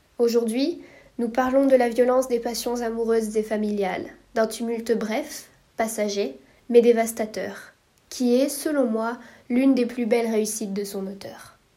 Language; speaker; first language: French; native; French